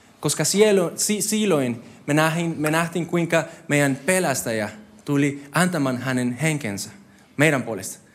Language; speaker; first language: Finnish; non-native, fluent; Spanish